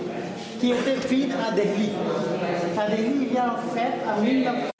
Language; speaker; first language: French; non-native, learner; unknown